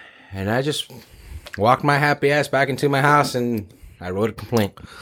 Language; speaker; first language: English; early bilingual, other home language; Spanish